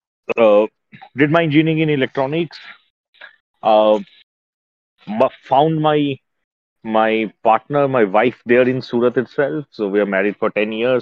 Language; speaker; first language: English; non-native, local second language; Hindi